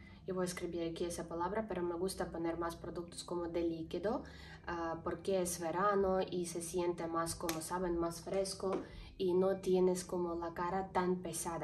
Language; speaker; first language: Spanish; non-native, learner; Ukrainian